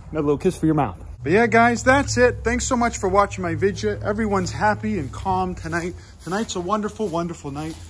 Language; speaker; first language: English; native; English